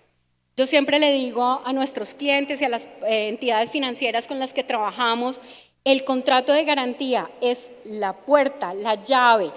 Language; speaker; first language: Spanish; native; Spanish